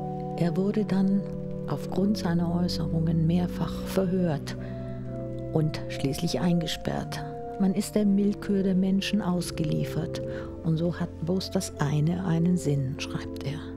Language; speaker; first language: German; native; German